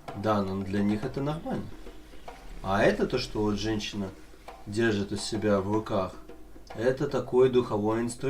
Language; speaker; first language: Russian; native; Russian